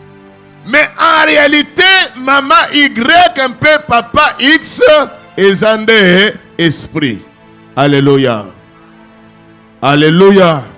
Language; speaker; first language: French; non-native, local second language; Lingala